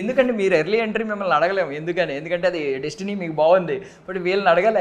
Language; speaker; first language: Telugu; native; Telugu